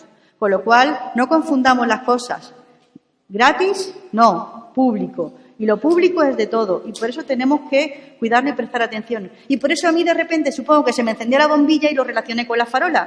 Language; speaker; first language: Spanish; native; Spanish